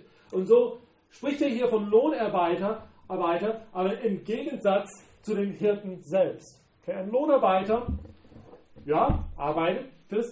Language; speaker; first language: German; non-native, fluent; English